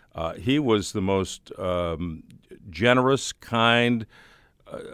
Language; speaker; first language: English; native; English